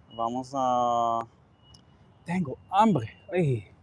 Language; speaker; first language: Spanish; non-native, learner; English